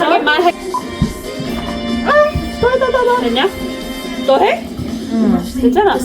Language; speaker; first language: Korean; non-native, learner; Filipino